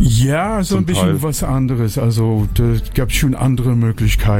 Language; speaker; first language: German; non-native, fluent; English